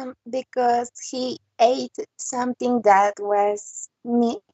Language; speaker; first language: English; non-native, learner; Spanish